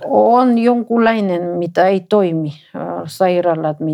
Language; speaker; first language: Finnish; non-native, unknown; Spanish